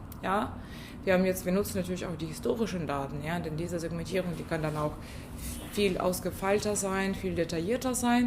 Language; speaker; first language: German; non-native, fluent; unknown